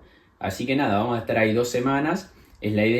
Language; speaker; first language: Spanish; native; Spanish